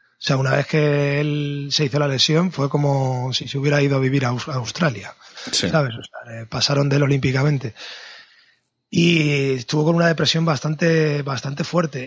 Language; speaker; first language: Spanish; native; Spanish